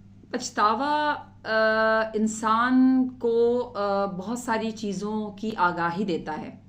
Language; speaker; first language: Urdu; native; Urdu